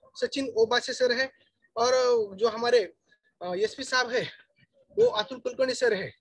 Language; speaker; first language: Hindi; non-native, local second language; Marathi